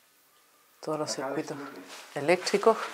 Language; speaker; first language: Spanish; native; Spanish